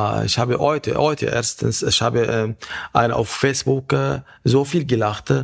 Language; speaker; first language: German; non-native, fluent; Arabic